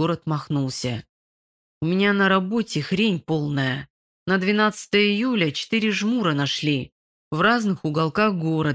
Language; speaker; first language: Russian; native; Russian